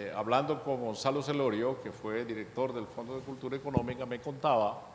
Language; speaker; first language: Spanish; native; Spanish